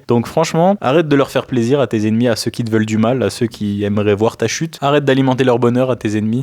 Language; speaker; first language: French; native; French